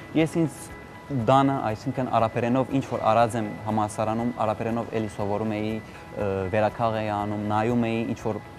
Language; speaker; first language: Armenian; early bilingual, heritage; Armenian